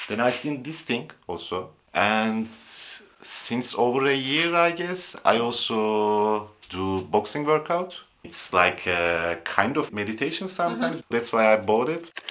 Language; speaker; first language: English; non-native, fluent; Turkish